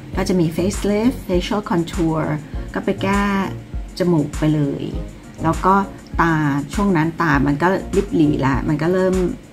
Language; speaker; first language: Thai; early bilingual, other home language; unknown